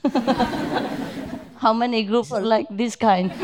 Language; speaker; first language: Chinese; non-native, fluent; Vietnamese